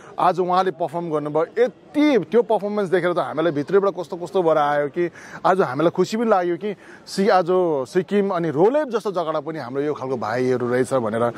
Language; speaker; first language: Nepali; native; Nepali